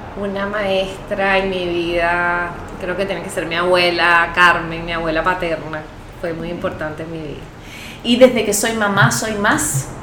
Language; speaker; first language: Spanish; native; Spanish